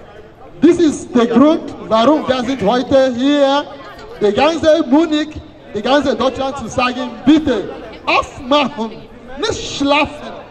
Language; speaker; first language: German; non-native, fluent; Igbo